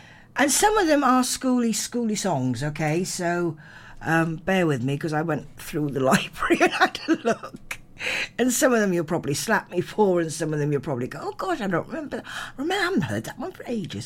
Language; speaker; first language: English; native; English